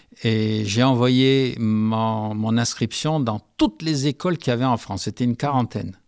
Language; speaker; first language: French; early bilingual, heritage; French